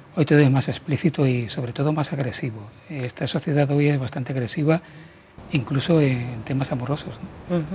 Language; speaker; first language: Spanish; native; Spanish